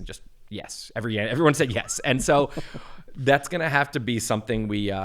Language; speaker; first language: English; native; English